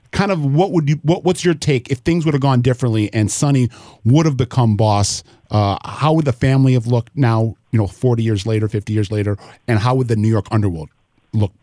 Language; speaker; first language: English; native; English